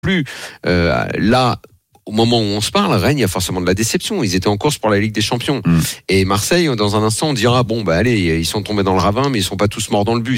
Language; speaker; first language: French; native; French